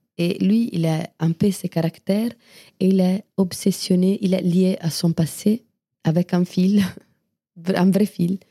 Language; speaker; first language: French; non-native, fluent; Italian